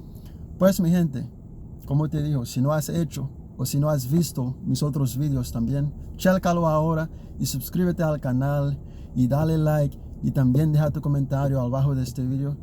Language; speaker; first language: Spanish; non-native, learner; Haitian Creole